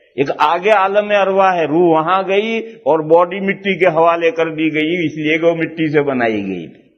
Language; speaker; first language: Urdu; non-native, local second language; Gujarati